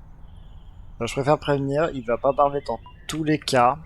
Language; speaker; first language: French; native; French